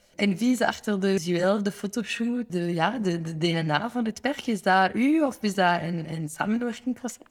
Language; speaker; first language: Dutch; non-native, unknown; French